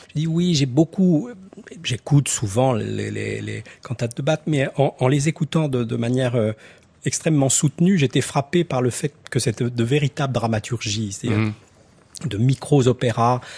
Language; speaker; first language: French; native; French